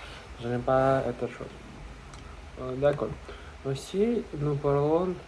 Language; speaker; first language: French; non-native, learner; Russian